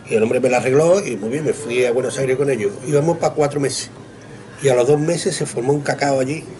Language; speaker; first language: Spanish; native; Spanish